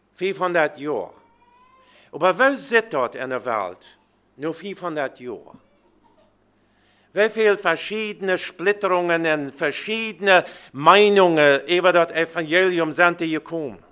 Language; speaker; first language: German; early bilingual, heritage; Plautdietsch